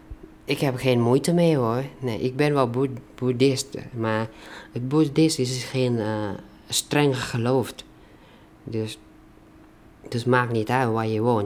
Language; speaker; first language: Dutch; non-native, learner; Thai